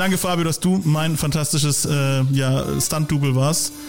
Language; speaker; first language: German; native; German